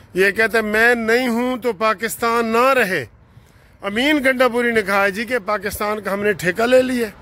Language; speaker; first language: Urdu; non-native, local second language; Punjabi